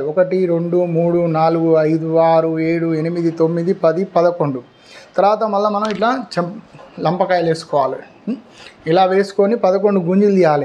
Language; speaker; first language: Telugu; native; Telugu